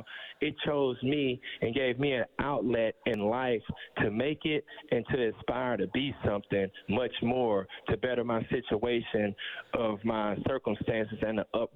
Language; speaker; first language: English; native; English